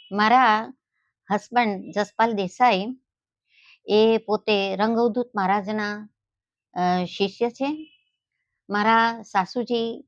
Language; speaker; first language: Gujarati; native; Gujarati